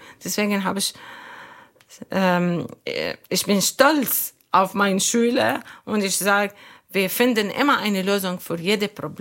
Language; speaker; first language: German; non-native, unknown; Arabic